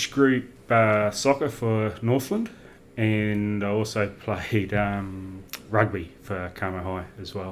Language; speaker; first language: English; native; English